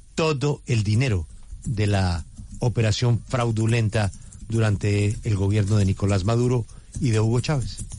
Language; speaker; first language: Spanish; native; Spanish